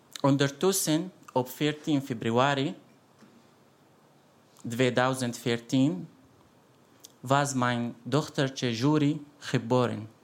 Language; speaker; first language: Dutch; non-native, fluent; Arabic